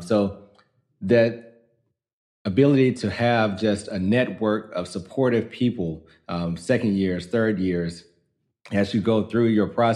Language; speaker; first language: English; native; English